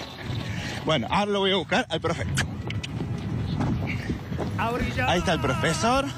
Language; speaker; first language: Spanish; native; Spanish